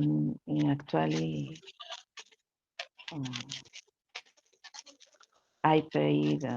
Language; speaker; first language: English; non-native, learner; Spanish